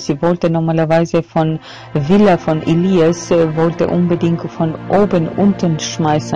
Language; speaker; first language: German; non-native, fluent; Albanian